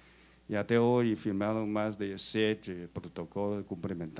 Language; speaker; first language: Portuguese; non-native, learner; Chinese